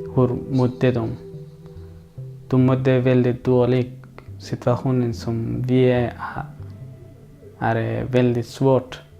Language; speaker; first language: Swedish; non-native, learner; Persian